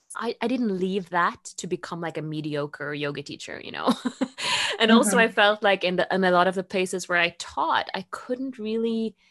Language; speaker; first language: English; non-native, fluent; Norwegian